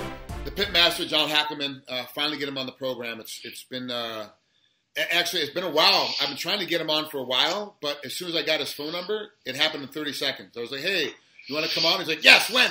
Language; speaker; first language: English; native; English